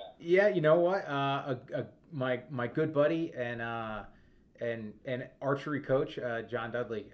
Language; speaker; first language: English; native; English